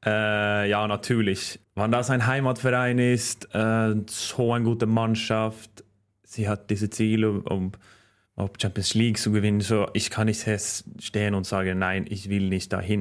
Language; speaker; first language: German; non-native, fluent; Norwegian